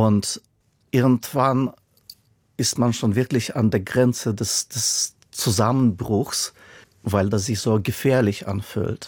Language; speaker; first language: German; non-native, fluent; Russian